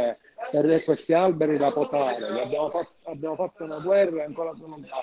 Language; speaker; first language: Italian; native; Italian